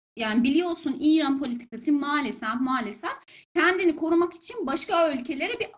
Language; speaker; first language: Turkish; non-native, fluent; Persian